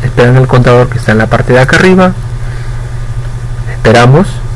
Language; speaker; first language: Spanish; native; Spanish